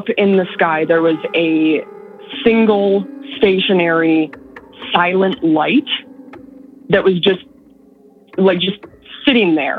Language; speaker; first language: English; native; English